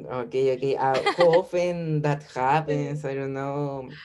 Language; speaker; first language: English; non-native, learner; Spanish